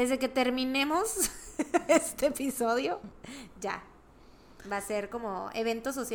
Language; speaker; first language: Spanish; native; Spanish